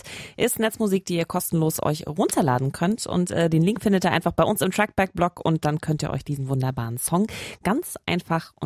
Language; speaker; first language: German; native; German